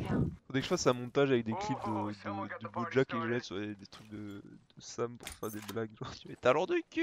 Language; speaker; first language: French; native; French